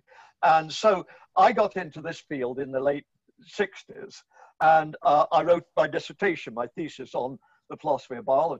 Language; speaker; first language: English; native; English